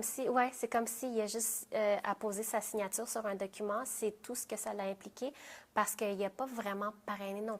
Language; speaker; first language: French; early bilingual, other home language; Vietnamese